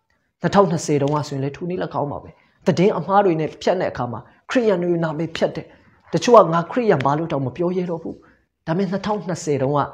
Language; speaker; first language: Burmese; non-native, local second language; Tedim Chin